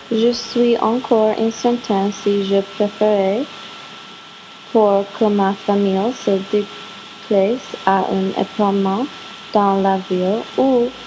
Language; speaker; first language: French; non-native, learner; English